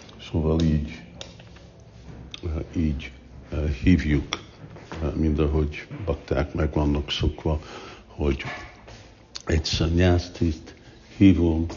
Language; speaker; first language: Hungarian; early bilingual, heritage; Hungarian